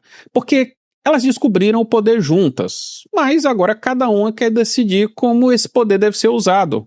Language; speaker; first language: Portuguese; native; Portuguese